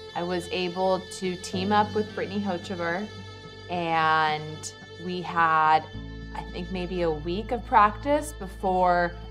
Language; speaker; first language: English; native; English